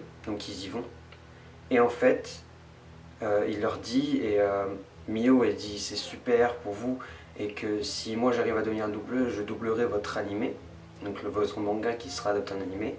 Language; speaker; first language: French; native; French